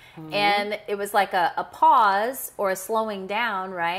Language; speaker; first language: English; native; English